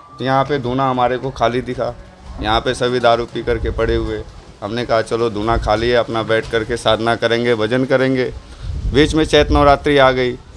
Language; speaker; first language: Hindi; native; Hindi